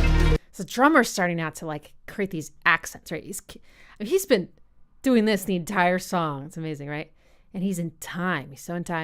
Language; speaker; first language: English; native; English